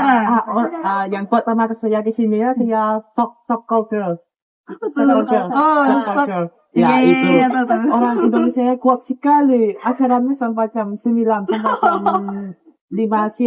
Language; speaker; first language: Indonesian; non-native, learner; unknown